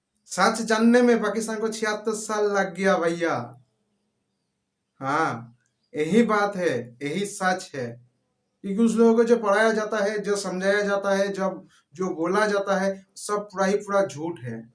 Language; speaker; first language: Hindi; non-native, local second language; Bangla